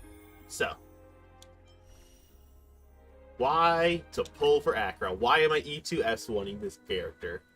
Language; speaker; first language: English; native; English